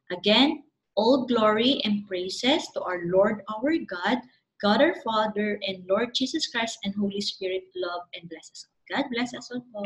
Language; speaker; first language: English; non-native, local second language; Filipino